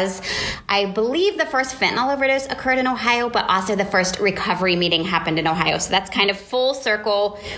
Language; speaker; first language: English; native; English